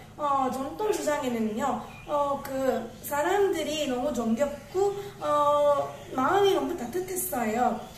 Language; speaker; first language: Korean; non-native, learner; Tamil